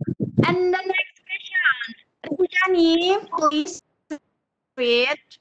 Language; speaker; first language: English; non-native, learner; Indonesian